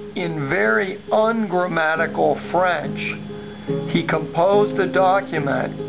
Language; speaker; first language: English; native; English